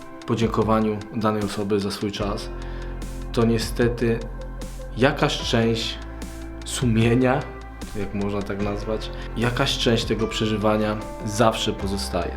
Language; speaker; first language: Polish; native; Polish